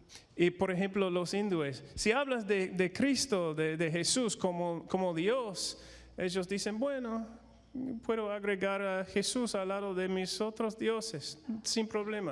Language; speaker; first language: Spanish; non-native, fluent; English